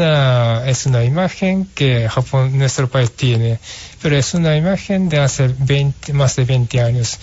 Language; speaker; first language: Spanish; non-native, fluent; Japanese